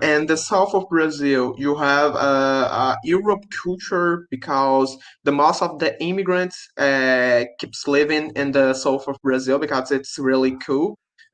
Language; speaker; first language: English; non-native, learner; Portuguese